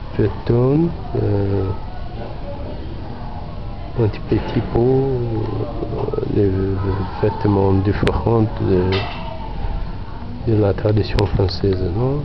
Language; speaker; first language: French; non-native, learner; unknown